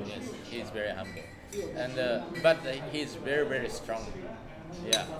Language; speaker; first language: English; non-native, learner; Japanese